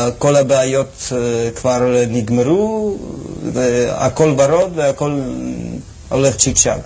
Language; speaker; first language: Hebrew; non-native, fluent; Russian